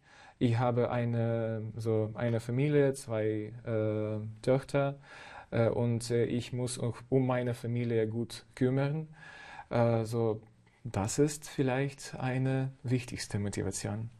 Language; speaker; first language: German; non-native, learner; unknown